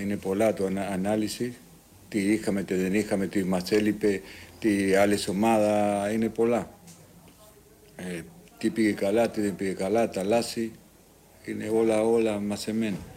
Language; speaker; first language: Greek; non-native, learner; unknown